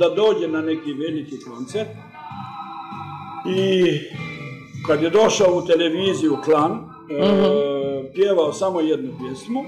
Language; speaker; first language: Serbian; early bilingual, heritage; Serbian